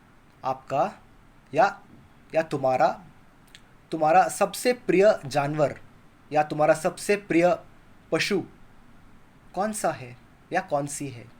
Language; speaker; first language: Hindi; non-native, local second language; Kannada